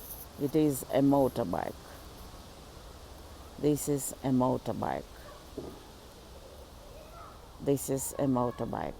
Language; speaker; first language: English; non-native, fluent; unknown